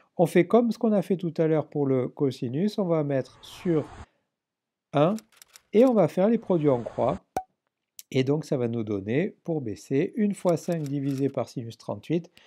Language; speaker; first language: French; native; French